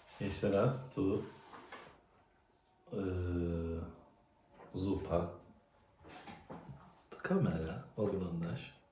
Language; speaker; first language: Polish; non-native, learner; Turkish